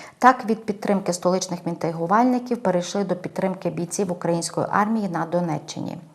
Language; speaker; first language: Ukrainian; native; Ukrainian